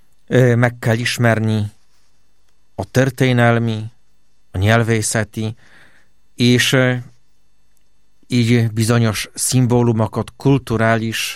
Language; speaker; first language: Hungarian; non-native, fluent; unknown